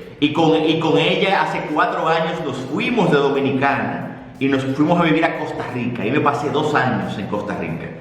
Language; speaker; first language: Spanish; native; Spanish